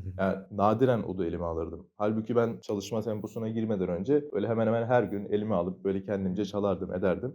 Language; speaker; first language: Turkish; early bilingual, heritage; Turkish